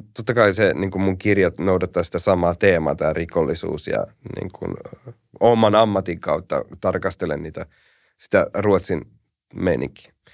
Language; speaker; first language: Finnish; early bilingual, heritage; Finnish